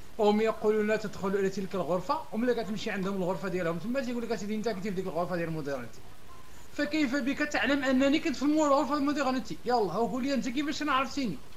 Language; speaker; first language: Arabic; non-native, local second language; Berber languages